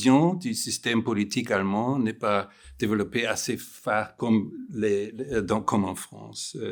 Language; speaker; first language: French; non-native, fluent; German